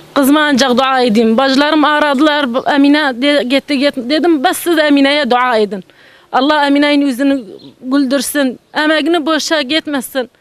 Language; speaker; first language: Turkish; non-native, learner; Arabic